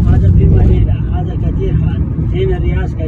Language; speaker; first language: Arabic; non-native, learner; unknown